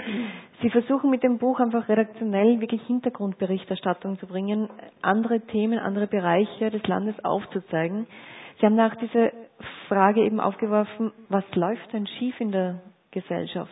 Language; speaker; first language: German; native; German